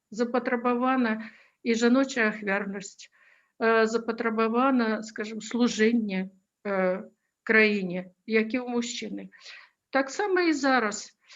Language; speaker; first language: Belarusian; non-native, local second language; Russian